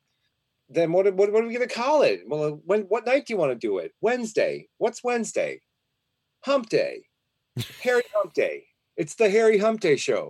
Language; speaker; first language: English; native; English